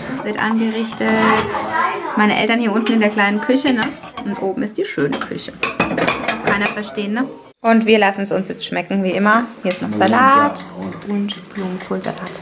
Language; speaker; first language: German; early bilingual, other home language; Italian